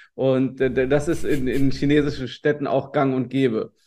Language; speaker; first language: German; native; German